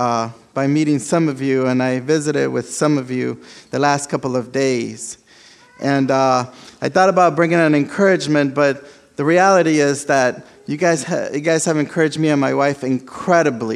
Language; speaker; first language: English; early bilingual, other home language; Spanish